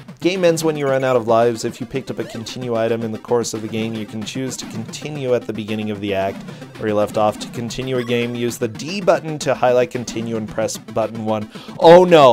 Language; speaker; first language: English; native; English